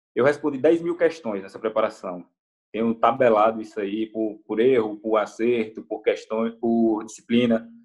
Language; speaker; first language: Portuguese; native; Portuguese